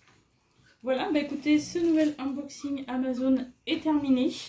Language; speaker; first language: French; native; French